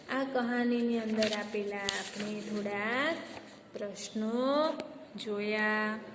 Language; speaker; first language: Hindi; non-native, local second language; Gujarati